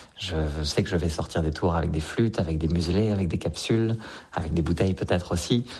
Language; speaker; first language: French; native; French